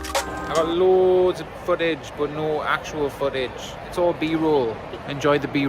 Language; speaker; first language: English; native; English